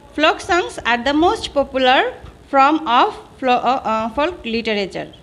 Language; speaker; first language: English; non-native, local second language; Bangla